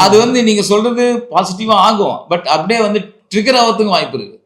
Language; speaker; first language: Tamil; native; Tamil